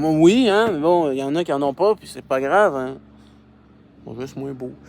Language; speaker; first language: French; native; French